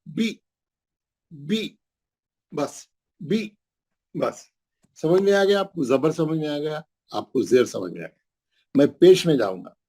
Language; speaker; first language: Urdu; native; Urdu